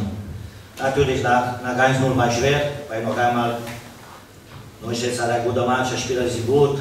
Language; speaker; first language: German; non-native, fluent; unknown